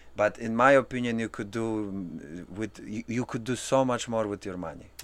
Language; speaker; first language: English; early bilingual, other home language; Polish